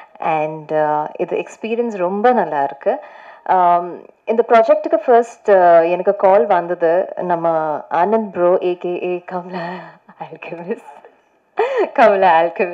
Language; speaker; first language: Tamil; non-native, fluent; Malayalam